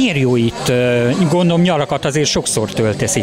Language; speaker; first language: Hungarian; native; Hungarian